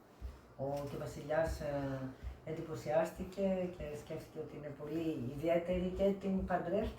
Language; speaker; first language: Greek; native; Greek